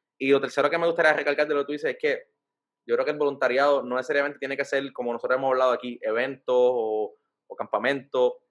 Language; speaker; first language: Spanish; native; Spanish